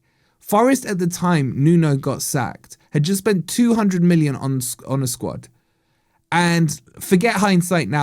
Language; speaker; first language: English; native; English